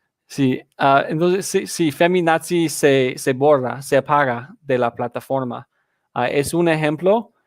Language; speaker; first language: Spanish; non-native, fluent; English